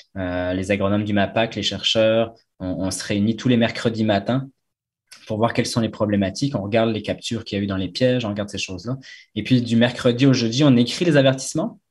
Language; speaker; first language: French; native; French